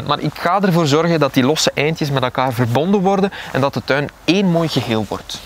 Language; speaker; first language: Dutch; native; Dutch